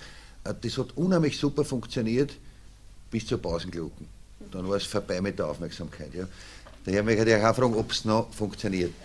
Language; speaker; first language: German; native; German